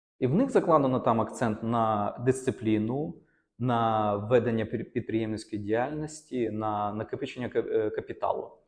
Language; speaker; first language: Ukrainian; non-native, local second language; Russian